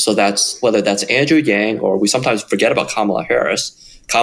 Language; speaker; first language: English; native; English